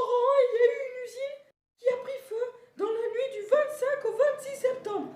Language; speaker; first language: French; native; French